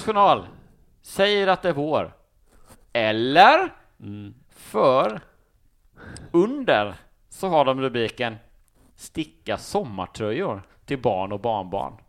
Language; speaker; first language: Swedish; native; Swedish